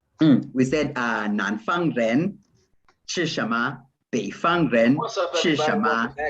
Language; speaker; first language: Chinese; non-native, fluent; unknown